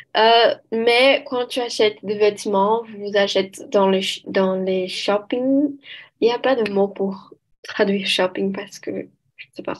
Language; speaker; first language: French; non-native, learner; Portuguese